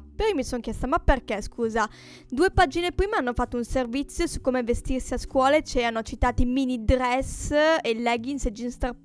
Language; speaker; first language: Italian; native; Italian